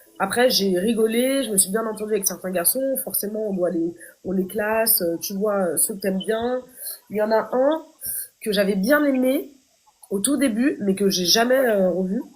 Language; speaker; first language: French; native; French